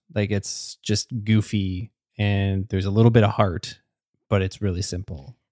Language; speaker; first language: English; native; English